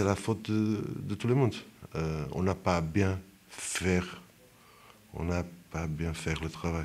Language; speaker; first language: French; non-native, fluent; Portuguese